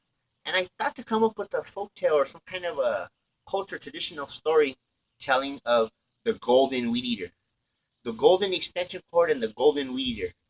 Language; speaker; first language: English; native; English